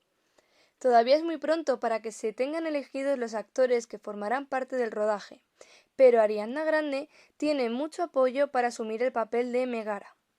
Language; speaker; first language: Spanish; native; Spanish